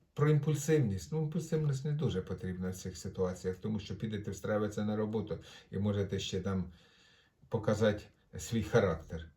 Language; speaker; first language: Ukrainian; non-native, local second language; Russian